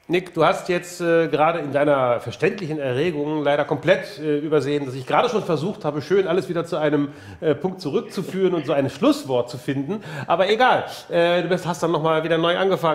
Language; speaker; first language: German; native; German